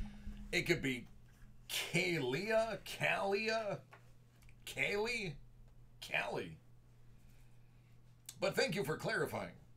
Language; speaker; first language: English; native; English